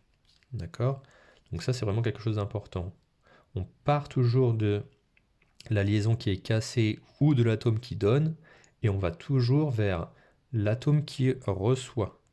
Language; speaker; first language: French; native; French